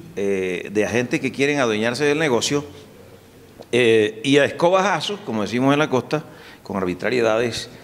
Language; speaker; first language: Spanish; native; Spanish